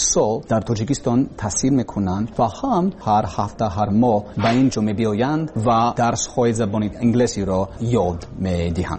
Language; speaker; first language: Persian; non-native, learner; English